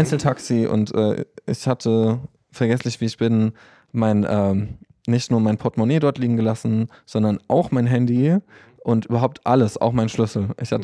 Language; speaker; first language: German; native; German